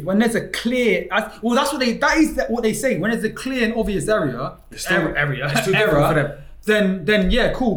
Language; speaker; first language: English; native; English